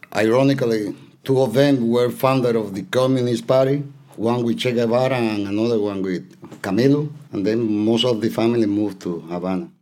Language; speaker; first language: English; non-native, fluent; Spanish